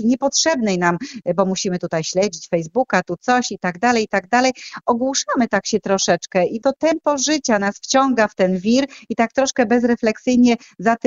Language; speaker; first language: Polish; native; Polish